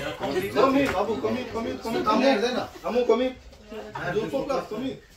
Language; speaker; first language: Swedish; non-native, learner; Bangla